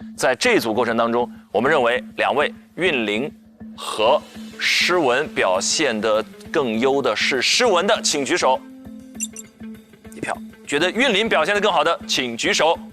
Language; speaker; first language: Chinese; native; Chinese